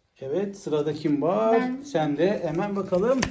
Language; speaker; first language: Turkish; native; Turkish